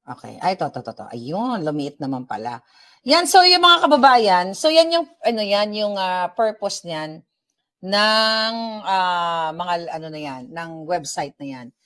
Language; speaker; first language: Filipino; native; Filipino